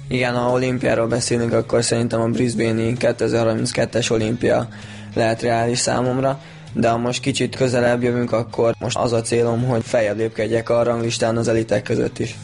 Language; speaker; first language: Hungarian; native; Hungarian